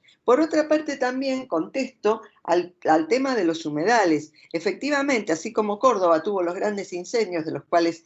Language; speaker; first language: Spanish; native; Spanish